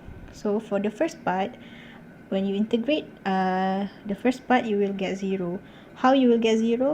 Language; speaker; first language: English; non-native, local second language; Malay